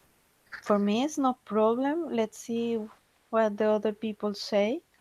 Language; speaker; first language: English; non-native, fluent; Spanish